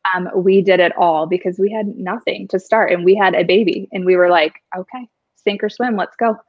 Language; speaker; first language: English; native; English